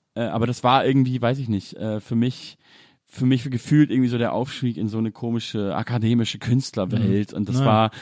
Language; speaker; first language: German; native; German